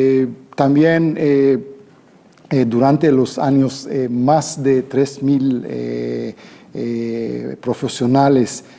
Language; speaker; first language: Spanish; non-native, fluent; Hebrew